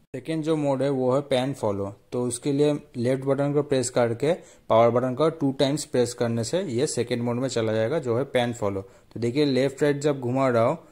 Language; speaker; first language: Hindi; native; Hindi